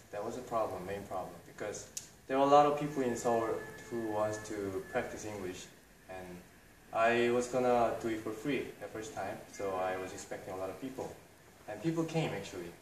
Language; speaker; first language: English; non-native, fluent; Korean